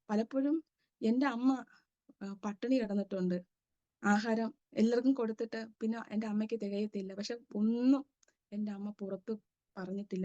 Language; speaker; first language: Malayalam; native; Malayalam